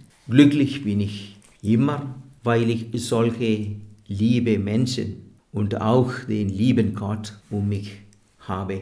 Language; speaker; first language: German; non-native, fluent; Malayalam